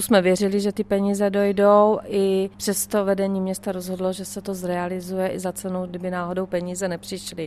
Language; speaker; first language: Czech; native; Czech